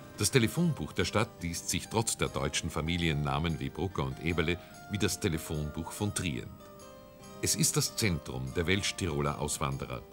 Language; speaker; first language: German; native; German